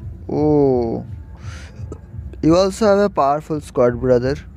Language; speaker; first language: English; non-native, local second language; Bangla